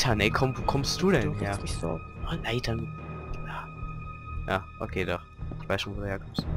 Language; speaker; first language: German; native; German